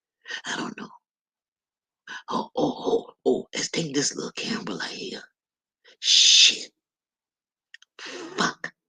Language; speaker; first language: English; native; English